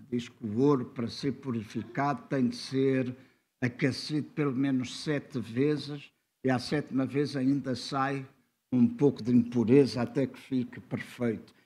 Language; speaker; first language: Portuguese; native; Portuguese